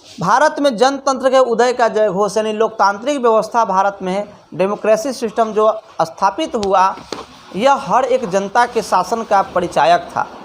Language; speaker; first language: Hindi; native; Hindi